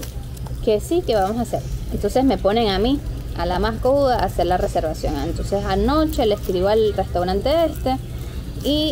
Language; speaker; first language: Spanish; native; Spanish